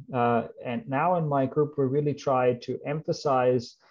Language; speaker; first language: English; non-native, fluent; German